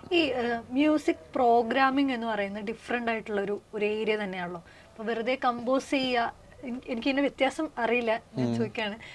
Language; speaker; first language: Malayalam; native; Malayalam